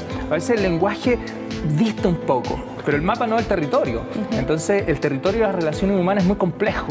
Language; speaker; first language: Spanish; native; Spanish